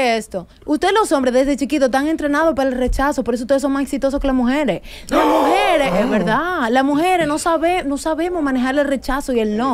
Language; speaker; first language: Spanish; native; Spanish